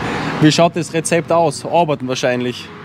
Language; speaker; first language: German; native; German